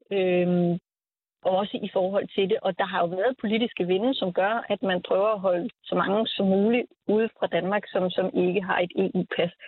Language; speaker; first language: Danish; native; Danish